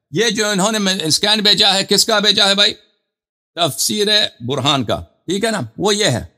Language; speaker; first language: Urdu; non-native, fluent; Persian